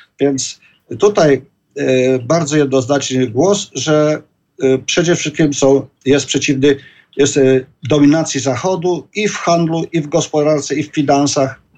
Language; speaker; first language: Polish; native; Polish